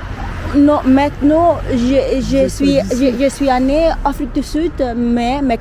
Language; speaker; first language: French; non-native, learner; Zulu